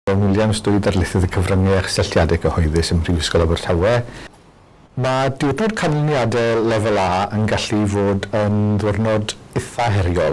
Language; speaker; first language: Welsh; native; Welsh